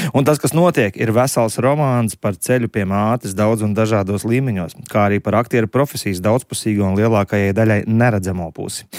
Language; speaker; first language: Latvian; native; Latvian